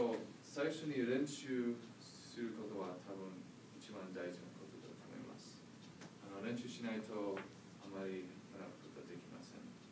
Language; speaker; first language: Japanese; non-native, learner; English